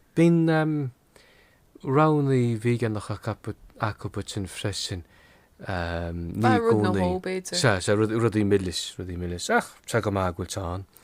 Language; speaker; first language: Irish; non-native, local second language; English